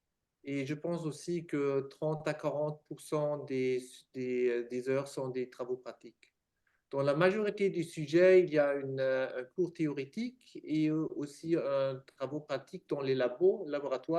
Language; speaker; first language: French; non-native, fluent; German